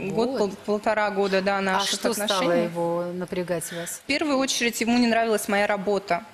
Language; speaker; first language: Russian; native; Russian